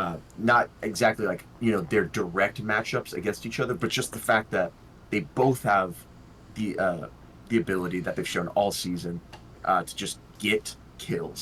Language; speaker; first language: English; native; English